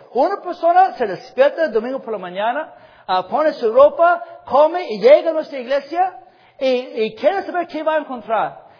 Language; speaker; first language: Spanish; non-native, fluent; English